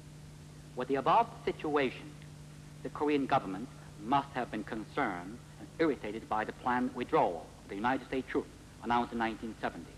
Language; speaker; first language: English; non-native, local second language; Korean